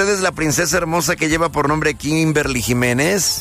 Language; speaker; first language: Spanish; native; Spanish